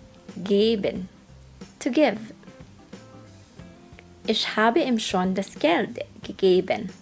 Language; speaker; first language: German; non-native, fluent; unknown